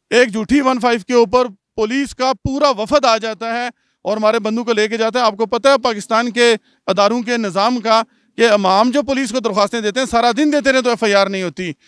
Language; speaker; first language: Urdu; non-native, local second language; Punjabi